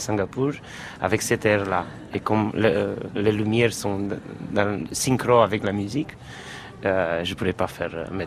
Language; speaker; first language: French; non-native, fluent; Romanian